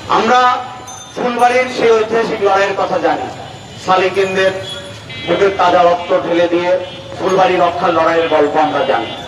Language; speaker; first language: Bangla; native; Bangla